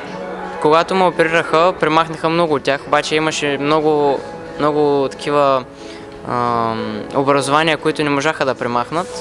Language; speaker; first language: Bulgarian; native; Bulgarian